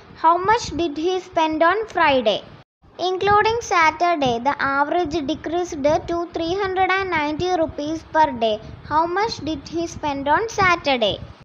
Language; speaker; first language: English; non-native, local second language; Malayalam